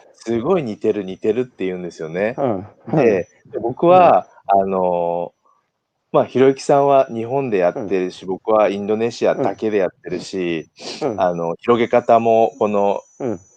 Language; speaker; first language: Japanese; native; Japanese